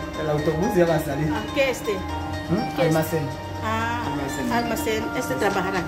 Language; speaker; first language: Spanish; non-native, learner; Filipino